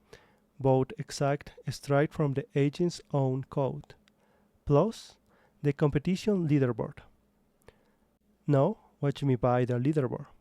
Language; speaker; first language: English; non-native, fluent; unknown